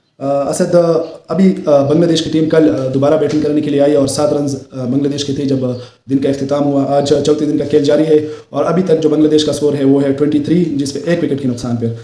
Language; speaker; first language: Urdu; native; Urdu